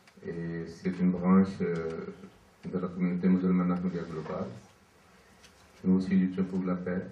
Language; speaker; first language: French; non-native, fluent; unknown